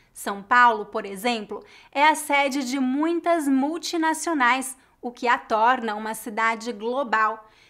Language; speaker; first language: Portuguese; native; Portuguese